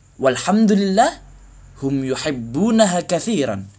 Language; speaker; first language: Arabic; non-native, learner; Indonesian